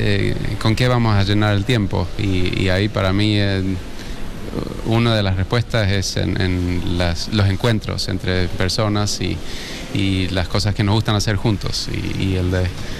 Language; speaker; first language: Spanish; early bilingual, heritage; Spanish